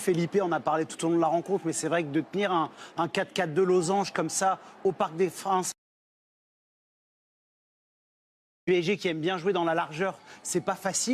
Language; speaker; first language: French; native; French